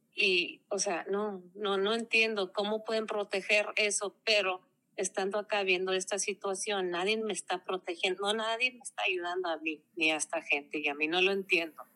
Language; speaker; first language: Spanish; early bilingual, heritage; Spanish